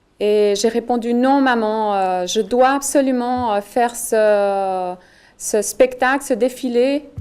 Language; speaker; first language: French; native; French